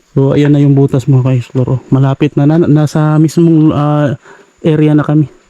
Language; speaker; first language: Filipino; native; Filipino